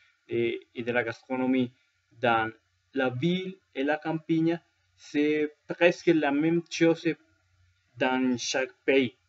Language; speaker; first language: French; non-native, learner; Spanish